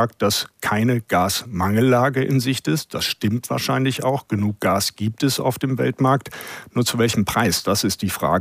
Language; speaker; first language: German; native; German